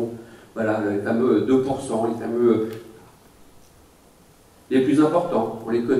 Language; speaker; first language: French; native; French